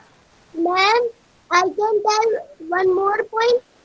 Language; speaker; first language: English; non-native, learner; Hindi